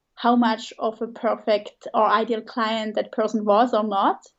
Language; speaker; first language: English; non-native, fluent; Swiss German